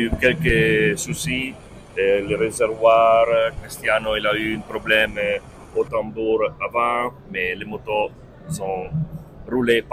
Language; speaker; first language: French; non-native, learner; Italian